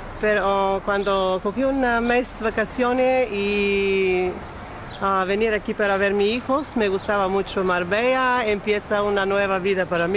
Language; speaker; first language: Spanish; non-native, learner; Bulgarian